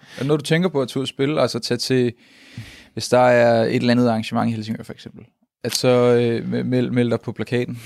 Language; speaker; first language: Danish; native; Danish